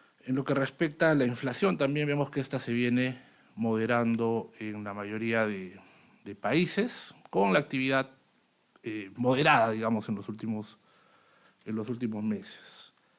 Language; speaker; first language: Spanish; native; Spanish